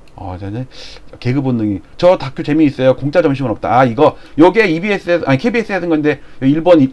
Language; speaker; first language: Korean; native; Korean